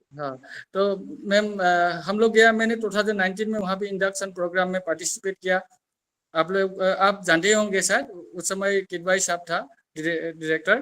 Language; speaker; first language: Hindi; non-native, local second language; Assamese